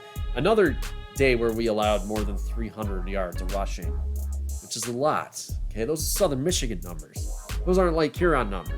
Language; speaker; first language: English; native; English